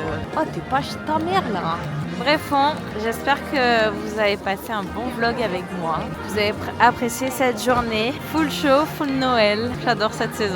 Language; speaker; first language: French; native; French